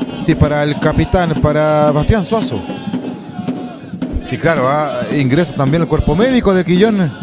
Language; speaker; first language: Spanish; native; Spanish